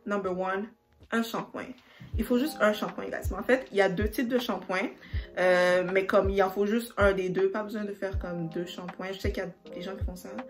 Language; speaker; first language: French; native; French